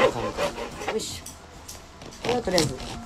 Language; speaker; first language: Japanese; native; Japanese